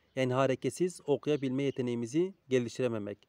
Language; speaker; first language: Turkish; native; Turkish